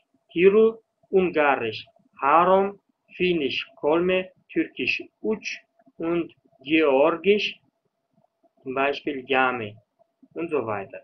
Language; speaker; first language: German; non-native, fluent; Uzbek